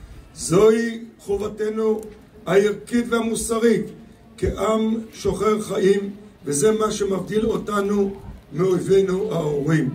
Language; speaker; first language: Hebrew; native; Hebrew